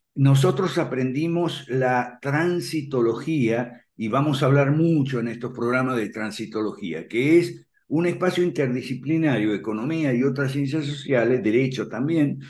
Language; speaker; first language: Spanish; native; Spanish